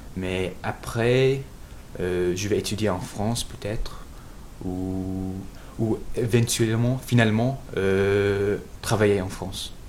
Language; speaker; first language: French; non-native, fluent; English